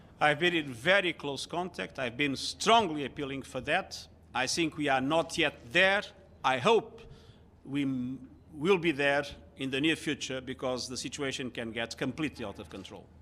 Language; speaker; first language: English; non-native, fluent; Portuguese